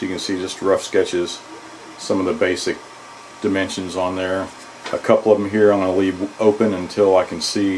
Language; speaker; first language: English; native; English